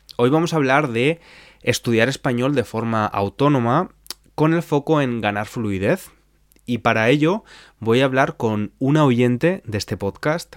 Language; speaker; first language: Spanish; native; Spanish